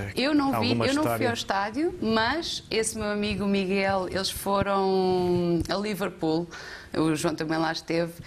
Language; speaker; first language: Portuguese; native; Portuguese